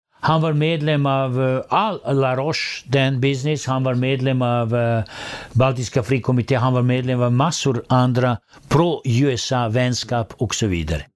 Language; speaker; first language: Swedish; non-native, fluent; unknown